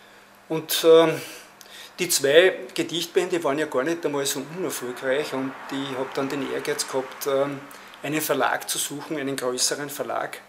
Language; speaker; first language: German; native; German